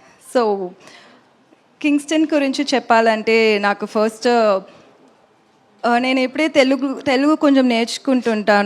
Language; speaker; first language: Telugu; non-native, learner; Tamil